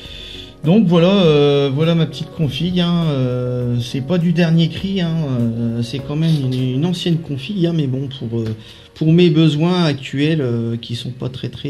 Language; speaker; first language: French; native; French